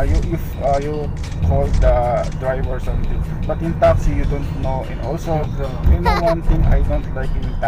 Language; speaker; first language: English; non-native, learner; Filipino